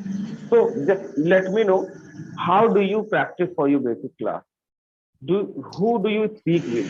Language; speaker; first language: English; non-native, fluent; Hindi